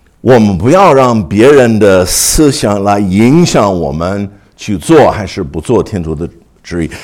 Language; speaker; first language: Chinese; non-native, fluent; English